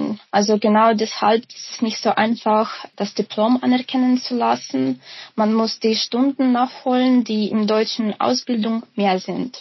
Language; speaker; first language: German; non-native, fluent; Ukrainian